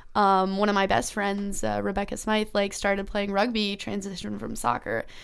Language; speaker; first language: English; native; English